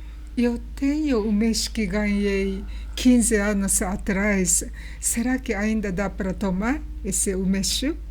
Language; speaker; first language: Portuguese; non-native, learner; Japanese